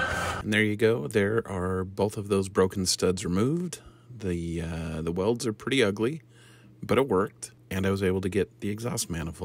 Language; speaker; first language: English; native; English